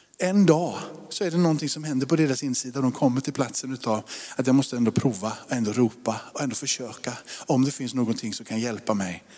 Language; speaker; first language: Swedish; native; Swedish